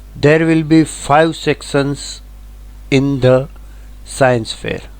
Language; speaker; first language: English; non-native, local second language; Gujarati